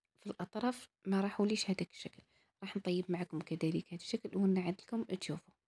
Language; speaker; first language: Arabic; native; Arabic